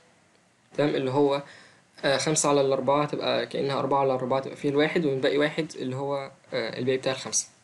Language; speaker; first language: Arabic; native; Arabic